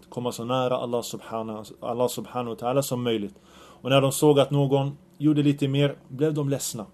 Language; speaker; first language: Swedish; early bilingual, other home language; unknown